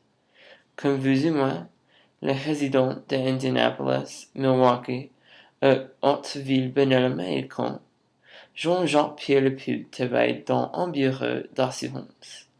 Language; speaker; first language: French; non-native, learner; English